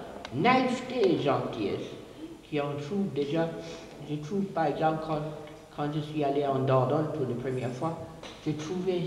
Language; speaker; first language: French; non-native, fluent; English